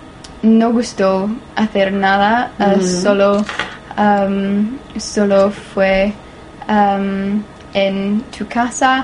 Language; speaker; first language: Spanish; non-native, learner; English